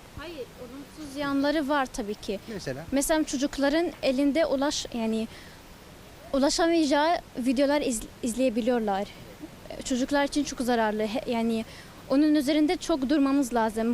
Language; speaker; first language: Turkish; non-native, learner; Arabic